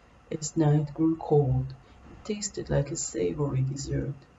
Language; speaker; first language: English; non-native, fluent; Hebrew